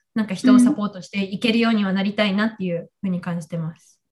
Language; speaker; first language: Japanese; native; Japanese